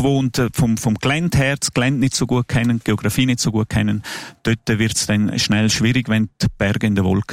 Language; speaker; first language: German; native; German